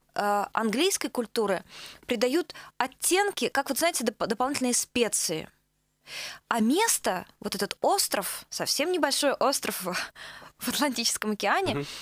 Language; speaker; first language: Russian; native; Russian